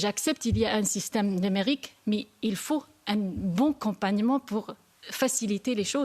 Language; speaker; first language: French; non-native, learner; Arabic